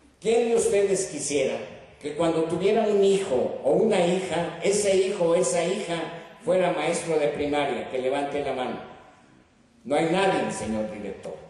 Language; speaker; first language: Spanish; native; Spanish